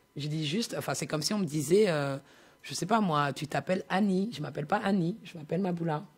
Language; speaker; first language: French; native; French